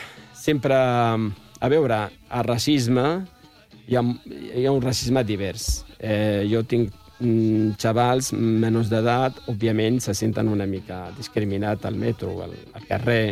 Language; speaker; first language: Catalan; non-native, fluent; Riffian